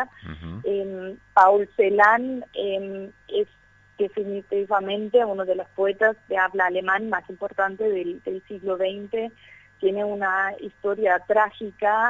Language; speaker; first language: Spanish; non-native, fluent; German